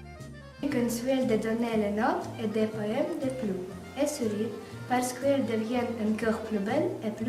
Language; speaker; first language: French; non-native, learner; Russian